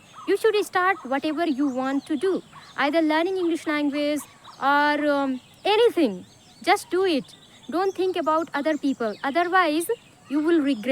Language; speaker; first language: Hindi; non-native, local second language; Bhojpuri